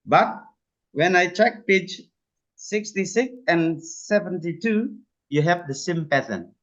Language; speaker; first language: English; non-native, fluent; Indonesian